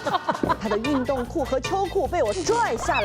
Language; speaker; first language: Chinese; native; Chinese